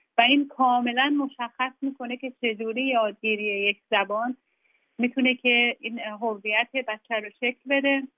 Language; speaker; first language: Persian; native; Persian